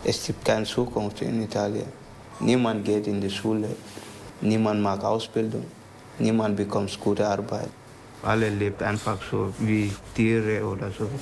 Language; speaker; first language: German; non-native, learner; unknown